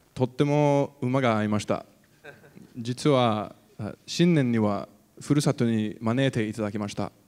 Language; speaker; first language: Japanese; non-native, learner; English